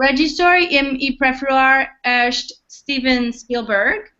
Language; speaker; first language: Albanian; non-native, learner; English